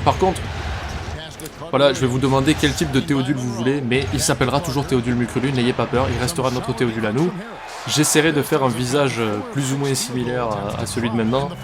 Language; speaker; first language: French; native; French